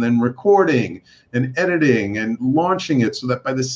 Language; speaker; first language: English; native; English